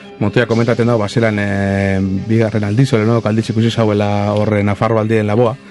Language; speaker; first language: Basque; native; Basque